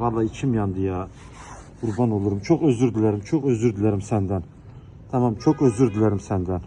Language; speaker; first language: Turkish; native; Turkish